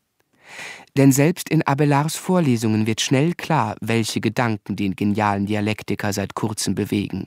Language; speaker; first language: German; native; German